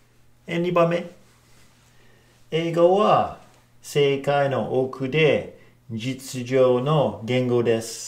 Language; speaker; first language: Japanese; non-native, learner; English